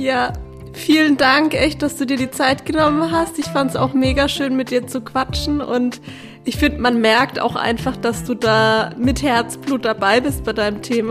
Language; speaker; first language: German; native; German